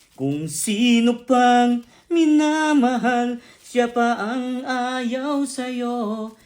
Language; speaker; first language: Filipino; native; Filipino